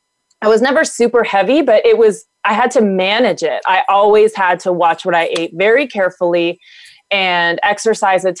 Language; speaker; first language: English; native; English